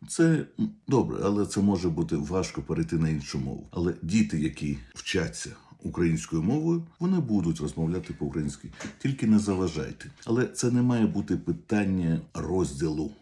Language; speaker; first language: Ukrainian; non-native, local second language; Russian